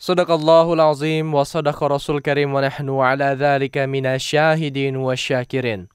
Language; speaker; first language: Arabic; non-native, fluent; Indonesian